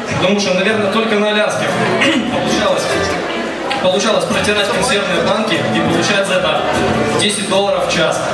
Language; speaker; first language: Russian; native; Russian